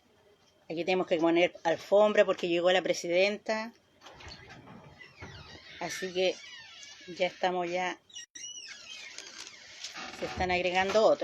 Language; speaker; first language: Spanish; native; Spanish